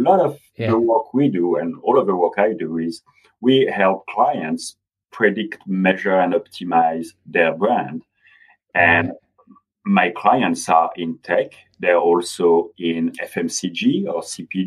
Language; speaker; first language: English; non-native, fluent; French